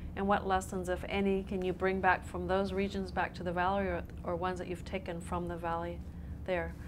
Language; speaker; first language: English; native; English